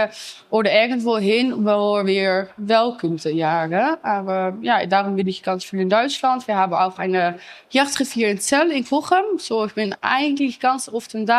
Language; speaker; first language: German; non-native, learner; Dutch